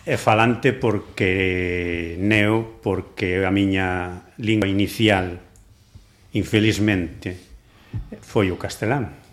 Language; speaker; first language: Galician; non-native, local second language; Spanish